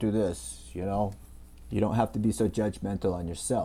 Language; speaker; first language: English; native; English